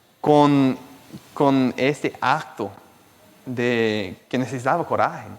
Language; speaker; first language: Spanish; non-native, fluent; Portuguese